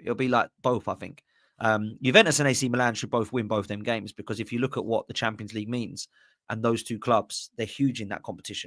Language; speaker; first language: English; native; English